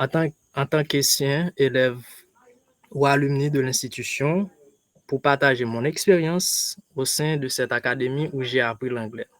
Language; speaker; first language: French; non-native, local second language; Haitian Creole